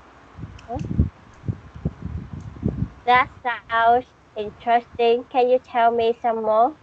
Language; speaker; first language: English; non-native, learner; Vietnamese